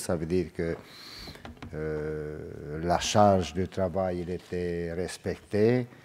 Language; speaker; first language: French; non-native, fluent; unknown